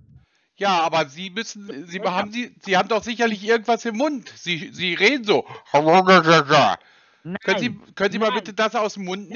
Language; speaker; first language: German; native; German